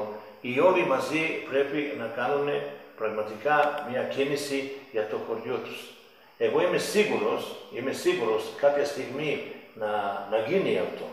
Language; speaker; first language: Greek; non-native, fluent; Serbian